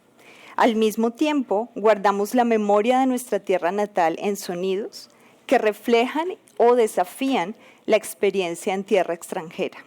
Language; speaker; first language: Spanish; native; Spanish